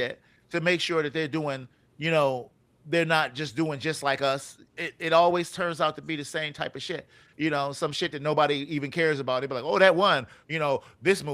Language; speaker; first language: English; native; English